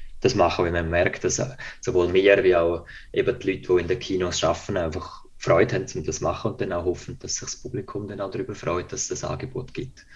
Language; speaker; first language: German; native; German